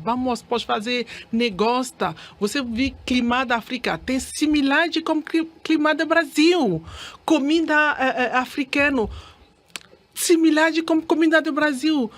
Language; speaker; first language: Portuguese; non-native, learner; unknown